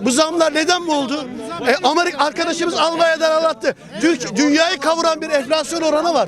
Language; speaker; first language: Turkish; non-native, local second language; Kurdish